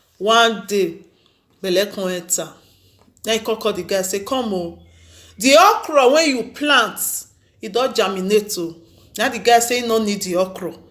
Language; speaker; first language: Nigerian Pidgin; non-native, local second language; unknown